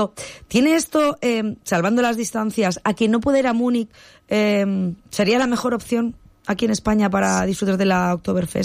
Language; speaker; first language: Spanish; native; Spanish